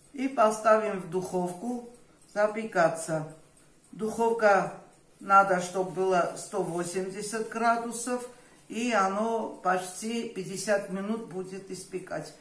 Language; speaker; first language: Russian; non-native, fluent; Armenian